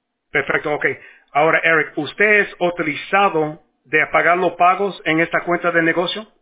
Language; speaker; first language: Spanish; early bilingual, heritage; Spanish